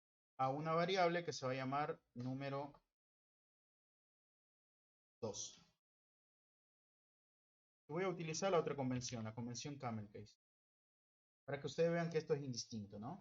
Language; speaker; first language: Spanish; native; Spanish